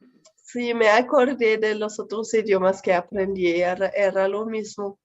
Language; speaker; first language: Spanish; non-native, fluent; German